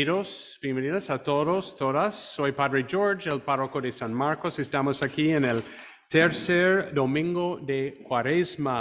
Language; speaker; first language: Spanish; non-native, fluent; English